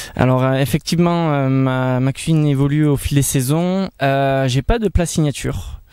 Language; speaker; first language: French; native; French